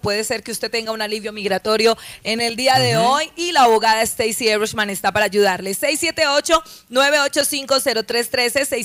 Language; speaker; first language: Spanish; native; Spanish